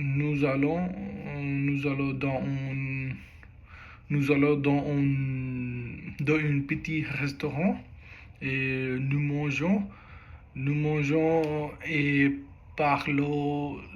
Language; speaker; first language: French; non-native, learner; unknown